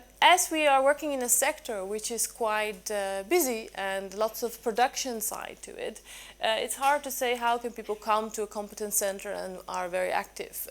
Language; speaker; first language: English; non-native, fluent; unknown